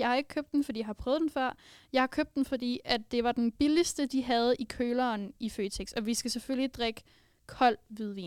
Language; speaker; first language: Danish; native; Danish